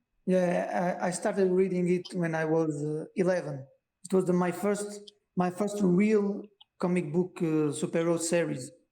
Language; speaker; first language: English; non-native, learner; Portuguese